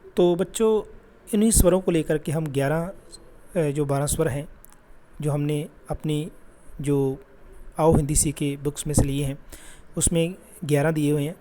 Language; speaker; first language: Hindi; non-native, local second language; Punjabi